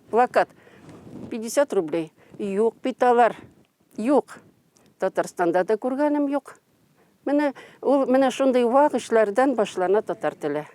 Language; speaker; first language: Tatar; native; Tatar